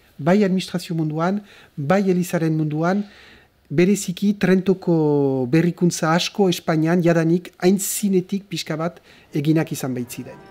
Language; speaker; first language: Basque; native; Basque